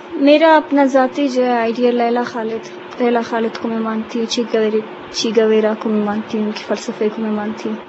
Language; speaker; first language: Urdu; non-native, local second language; Baluchi